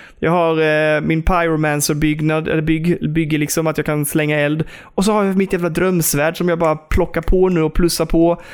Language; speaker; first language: Swedish; native; Swedish